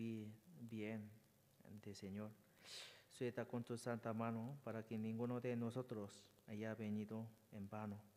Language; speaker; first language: Spanish; non-native, learner; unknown